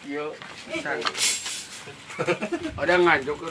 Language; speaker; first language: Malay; non-native, local second language; Sundanese